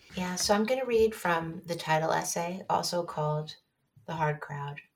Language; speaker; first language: English; native; English